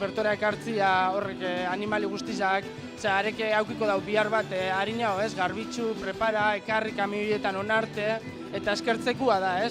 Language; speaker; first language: Basque; native; Basque